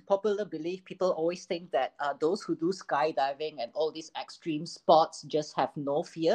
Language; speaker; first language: English; non-native, local second language; Chinese